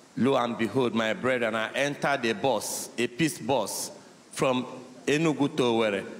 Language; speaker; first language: English; non-native, local second language; Igbo